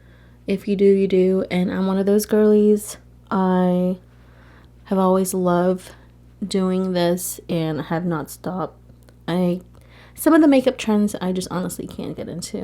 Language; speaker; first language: English; native; English